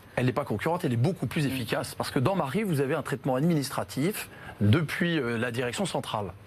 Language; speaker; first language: French; native; French